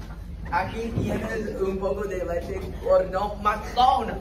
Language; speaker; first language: Spanish; non-native, learner; English